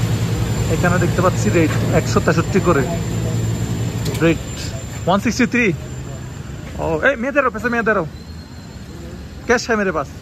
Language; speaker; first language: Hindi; non-native, learner; Bangla